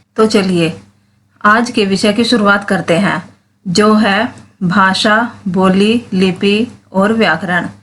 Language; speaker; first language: Hindi; native; Hindi